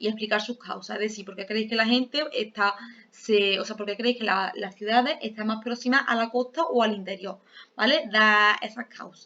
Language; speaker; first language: Spanish; native; Spanish